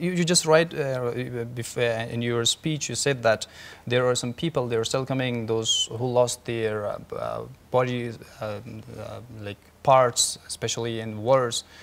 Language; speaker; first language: English; non-native, fluent; Persian